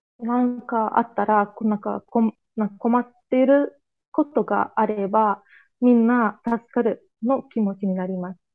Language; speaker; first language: Japanese; non-native, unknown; Azerbaijani